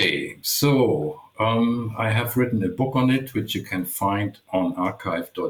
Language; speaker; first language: English; non-native, fluent; German